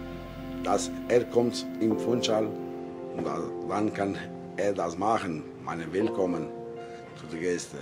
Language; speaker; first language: German; non-native, learner; Portuguese